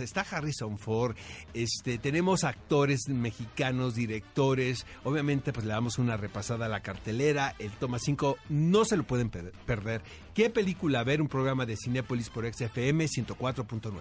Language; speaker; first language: Spanish; native; Spanish